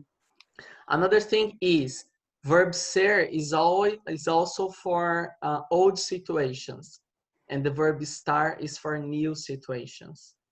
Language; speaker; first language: English; non-native, fluent; Portuguese